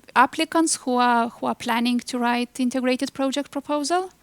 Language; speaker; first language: English; non-native, fluent; Lithuanian